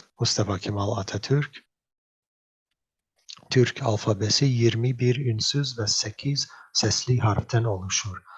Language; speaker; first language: Turkish; non-native, learner; English